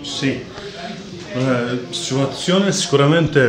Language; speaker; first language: Italian; non-native, learner; Kurdish